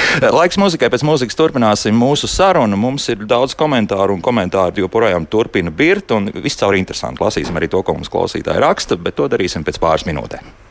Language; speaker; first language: Latvian; native; Latvian